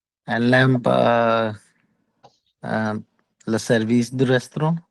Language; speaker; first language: French; non-native, learner; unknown